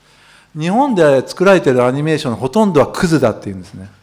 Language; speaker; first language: Japanese; native; Japanese